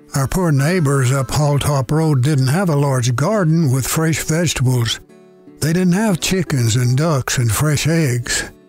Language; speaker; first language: English; native; English